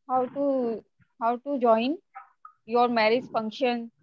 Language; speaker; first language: English; non-native, learner; Hindi